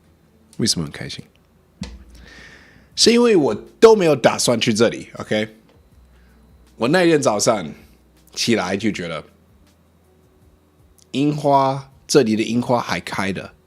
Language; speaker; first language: Chinese; non-native, learner; English